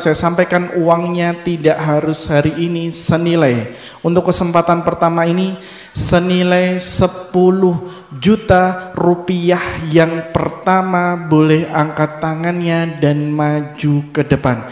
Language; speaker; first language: Indonesian; native; Indonesian